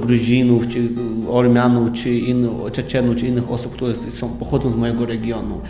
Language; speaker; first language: Polish; non-native, learner; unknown